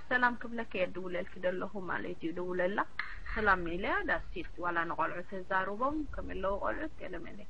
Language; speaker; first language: Tigrinya; early bilingual, heritage; Tigrinya